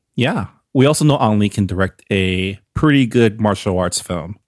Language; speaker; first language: English; native; English